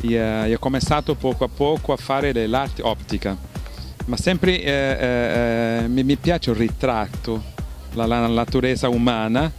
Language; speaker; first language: Italian; non-native, fluent; Portuguese